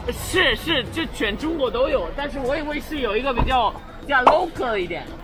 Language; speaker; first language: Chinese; non-native, fluent; English